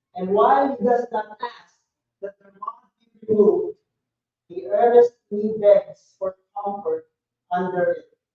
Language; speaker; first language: English; non-native, local second language; Filipino